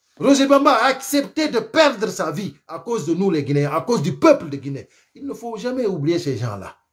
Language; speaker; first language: French; non-native, local second language; Fula